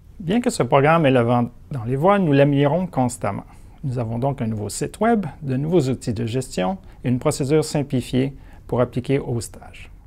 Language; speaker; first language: French; native; French